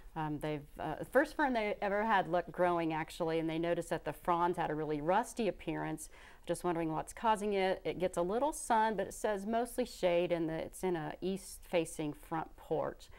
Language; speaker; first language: English; native; English